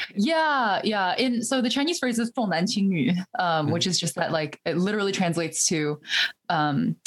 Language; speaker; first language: English; early bilingual, other home language; Chinese